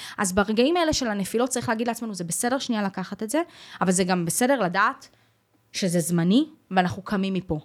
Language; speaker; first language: Hebrew; native; Hebrew